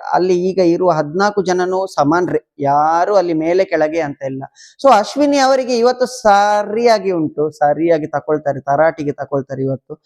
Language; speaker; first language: Kannada; non-native, local second language; Tulu